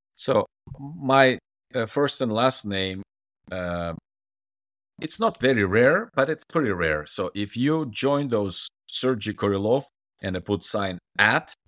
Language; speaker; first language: English; non-native, fluent; Ukrainian